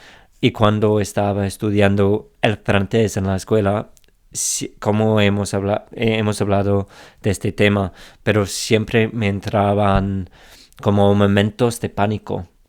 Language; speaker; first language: Spanish; non-native, fluent; English